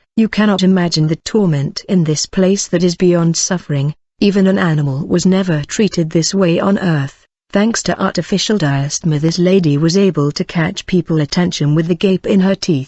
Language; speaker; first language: English; non-native, fluent; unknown